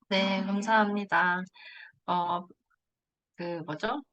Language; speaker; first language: Korean; native; Korean